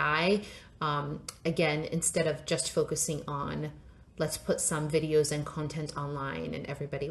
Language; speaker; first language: English; non-native, local second language; Yoruba